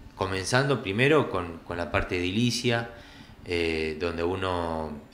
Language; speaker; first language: Spanish; native; Spanish